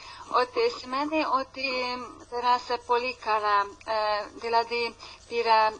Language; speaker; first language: Greek; non-native, learner; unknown